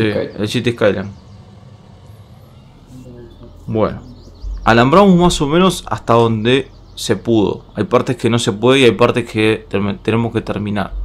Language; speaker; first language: Spanish; native; Spanish